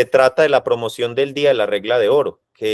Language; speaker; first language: Spanish; native; Spanish